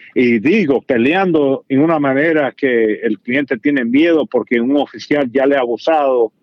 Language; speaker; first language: Spanish; early bilingual, heritage; Spanish